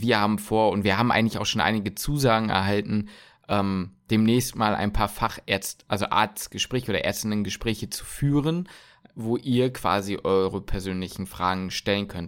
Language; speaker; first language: German; native; German